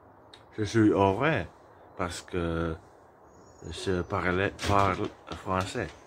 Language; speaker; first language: French; non-native, learner; Finnish